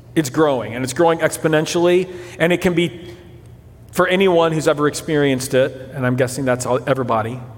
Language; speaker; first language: English; early bilingual, other home language; Portuguese